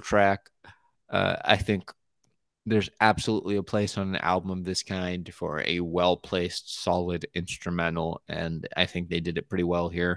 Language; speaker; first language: English; native; English